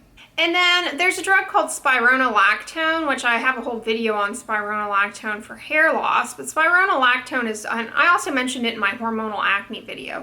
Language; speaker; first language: English; native; English